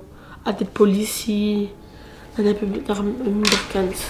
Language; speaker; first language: Dutch; non-native, local second language; French